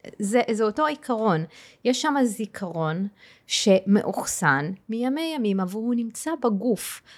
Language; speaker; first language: Hebrew; non-native, local second language; Arabic